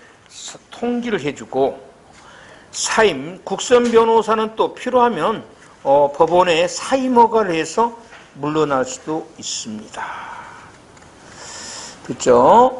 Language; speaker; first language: Korean; native; Korean